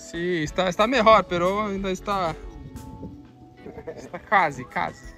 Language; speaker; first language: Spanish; non-native, learner; Portuguese